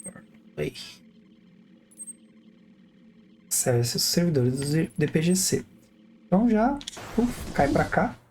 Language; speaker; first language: Portuguese; native; Portuguese